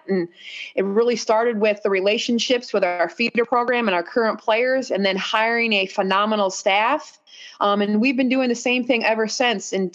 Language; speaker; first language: English; native; English